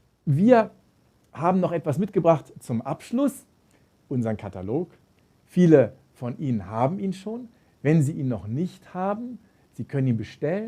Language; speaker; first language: German; native; German